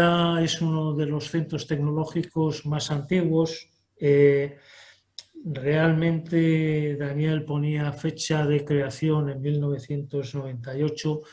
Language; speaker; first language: Spanish; native; Spanish